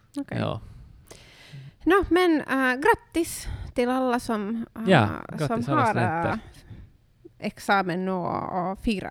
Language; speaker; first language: Swedish; non-native, local second language; Finnish